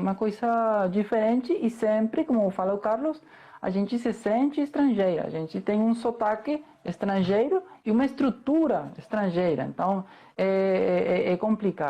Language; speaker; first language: Portuguese; non-native, fluent; Spanish